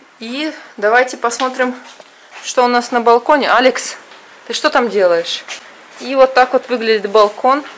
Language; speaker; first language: Russian; native; Russian